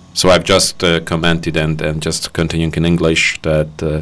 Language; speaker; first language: English; non-native, fluent; Hungarian